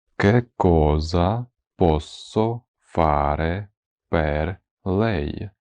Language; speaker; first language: Italian; non-native, fluent; Ukrainian